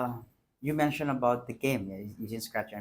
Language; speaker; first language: English; non-native, fluent; Indonesian